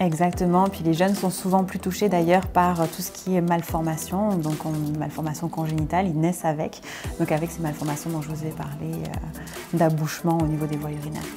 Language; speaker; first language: French; native; French